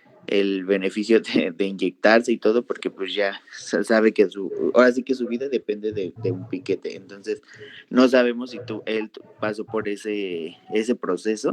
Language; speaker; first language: Spanish; native; Spanish